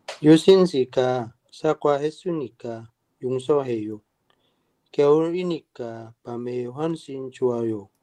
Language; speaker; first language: Korean; non-native, learner; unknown